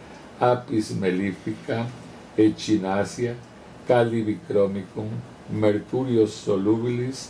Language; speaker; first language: Spanish; native; Spanish